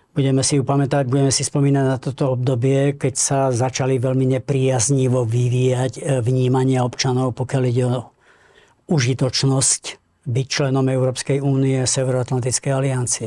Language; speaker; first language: Slovak; native; Slovak